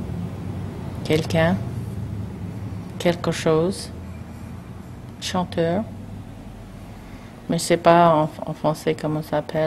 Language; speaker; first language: French; non-native, learner; English